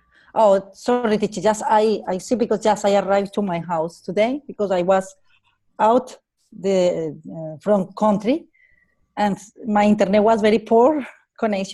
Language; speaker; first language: English; non-native, learner; Spanish